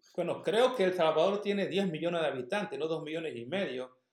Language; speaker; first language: Spanish; native; Spanish